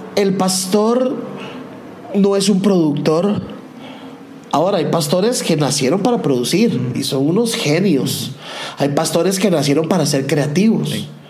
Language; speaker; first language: Spanish; native; Spanish